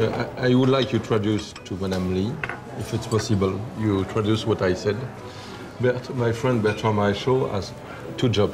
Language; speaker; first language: English; non-native, learner; French